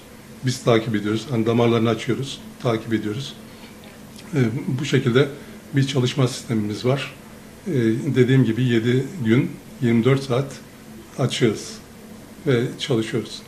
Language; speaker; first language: Turkish; native; Turkish